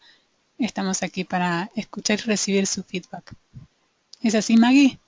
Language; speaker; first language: Spanish; native; Spanish